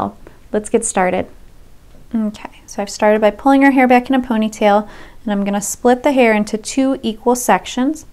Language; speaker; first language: English; native; English